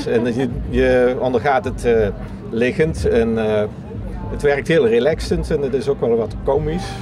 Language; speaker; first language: Dutch; native; Dutch